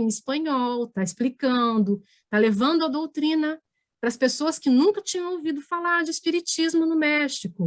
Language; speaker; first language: Portuguese; native; Portuguese